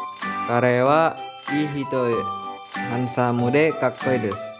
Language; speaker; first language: Japanese; non-native, learner; Indonesian